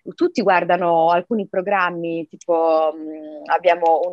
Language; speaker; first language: Italian; early bilingual, other home language; Arabic